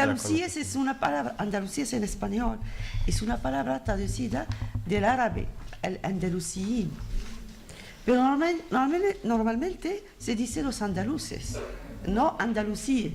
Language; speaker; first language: Spanish; non-native, fluent; Arabic